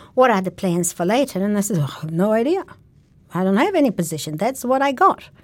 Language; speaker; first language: English; non-native, fluent; Polish